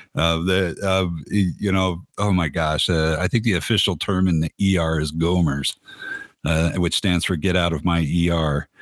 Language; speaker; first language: English; native; English